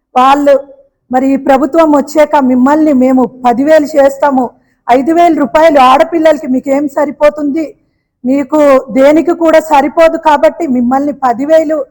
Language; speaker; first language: Telugu; native; Telugu